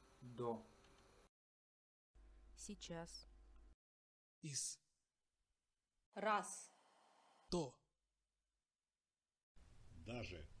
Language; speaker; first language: Russian; non-native, learner; English